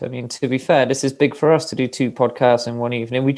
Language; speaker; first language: English; native; English